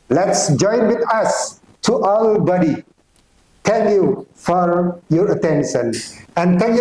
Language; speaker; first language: English; non-native, learner; Indonesian